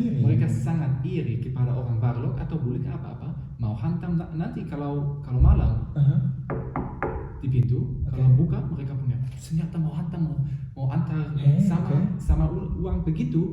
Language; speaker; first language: Indonesian; non-native, fluent; German